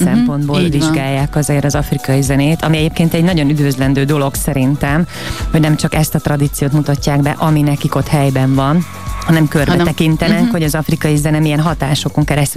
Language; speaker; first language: Hungarian; native; Hungarian